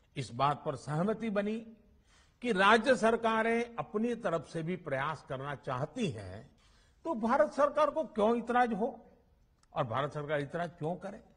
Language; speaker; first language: Hindi; non-native, local second language; Gujarati